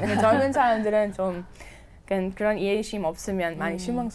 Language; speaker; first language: Korean; non-native, fluent; English